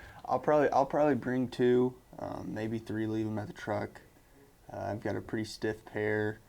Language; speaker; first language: English; native; English